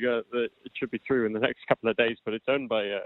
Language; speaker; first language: English; native; English